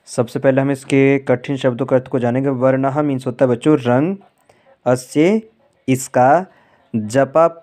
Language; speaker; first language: Hindi; native; Hindi